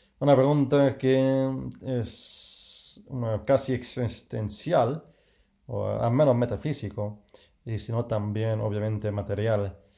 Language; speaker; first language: Spanish; non-native, fluent; English